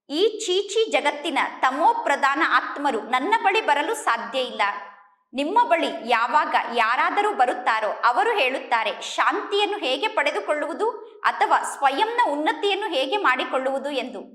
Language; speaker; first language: Kannada; native; Kannada